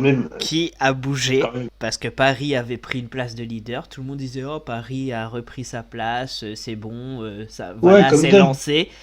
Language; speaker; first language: French; native; French